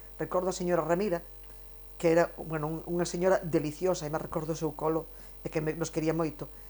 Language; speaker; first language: Galician; non-native, local second language; Spanish